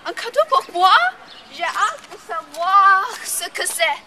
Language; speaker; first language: French; non-native, learner; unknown